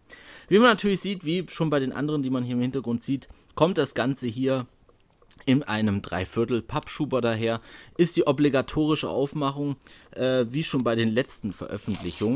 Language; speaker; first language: German; native; German